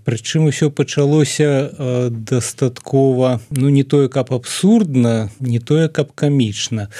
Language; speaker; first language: Belarusian; native; Belarusian